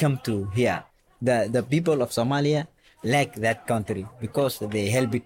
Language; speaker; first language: English; non-native, local second language; Somali